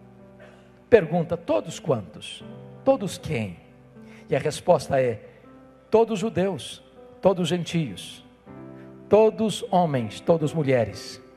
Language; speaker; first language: Portuguese; native; Portuguese